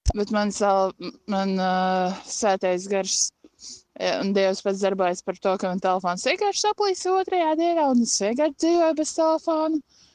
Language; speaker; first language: Latvian; native; Latvian